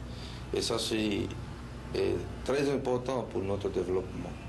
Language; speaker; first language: French; non-native, fluent; Spanish